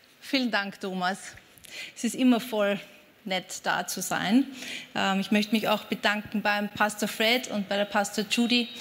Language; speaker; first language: German; native; German